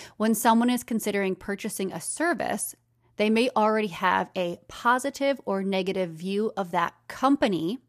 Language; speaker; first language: English; native; English